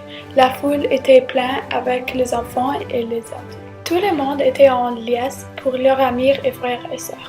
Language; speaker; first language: French; non-native, learner; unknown